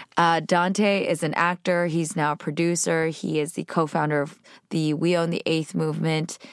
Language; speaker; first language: English; native; English